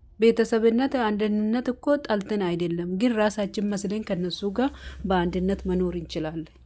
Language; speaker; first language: Amharic; native; Amharic